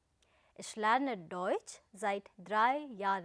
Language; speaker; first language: German; non-native, fluent; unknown